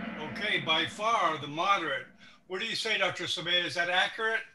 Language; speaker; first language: English; native; English